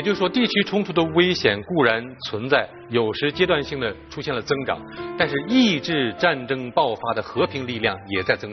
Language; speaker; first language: Chinese; native; Chinese